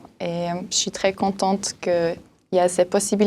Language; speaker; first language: French; non-native, local second language; German